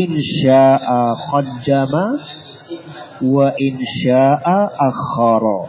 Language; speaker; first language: Arabic; non-native, fluent; Indonesian